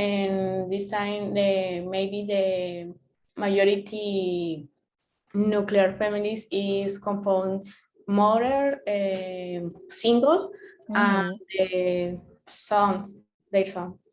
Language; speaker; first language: English; non-native, learner; Spanish